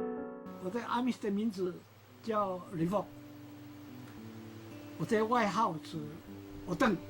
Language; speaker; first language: Chinese; non-native, local second language; Amis